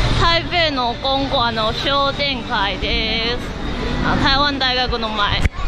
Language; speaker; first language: Japanese; non-native, fluent; Chinese